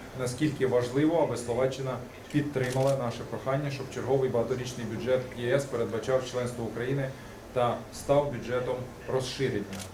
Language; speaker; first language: Ukrainian; native; Ukrainian